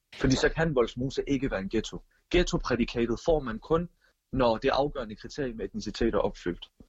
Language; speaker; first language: Danish; early bilingual, other home language; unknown